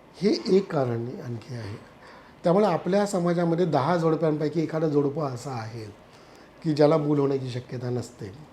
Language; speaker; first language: Marathi; native; Marathi